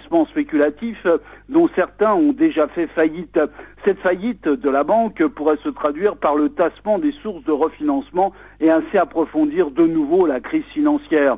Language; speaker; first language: French; native; French